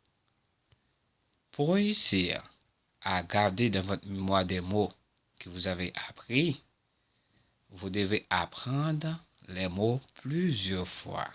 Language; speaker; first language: French; non-native, local second language; Haitian Creole